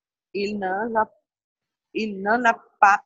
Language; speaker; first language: French; non-native, learner; Portuguese